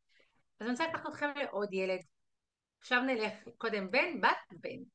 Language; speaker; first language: Hebrew; native; Hebrew